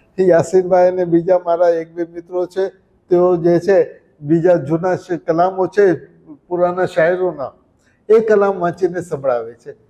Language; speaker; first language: Gujarati; early bilingual, heritage; Gujarati